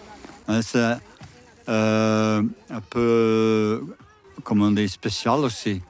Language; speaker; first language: French; non-native, learner; Dutch